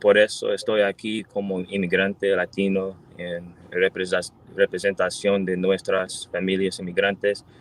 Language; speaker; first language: Spanish; early bilingual, heritage; Spanish